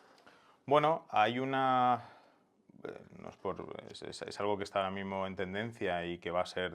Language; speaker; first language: Spanish; native; Spanish